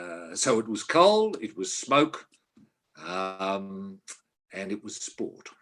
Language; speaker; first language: English; native; English